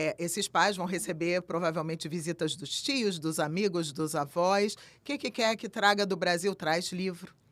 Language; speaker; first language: Portuguese; native; Portuguese